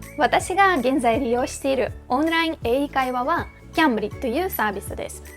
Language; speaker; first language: Japanese; non-native, fluent; Russian